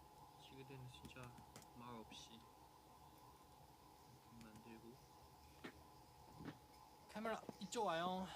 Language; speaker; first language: Korean; non-native, fluent; Chinese